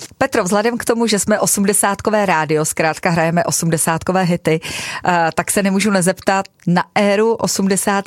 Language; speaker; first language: Czech; native; Czech